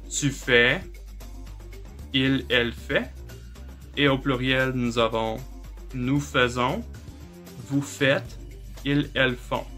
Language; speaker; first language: French; native; French